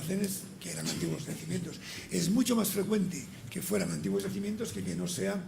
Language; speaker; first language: Spanish; native; Spanish